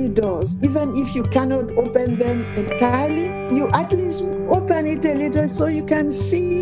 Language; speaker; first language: English; non-native, fluent; Akan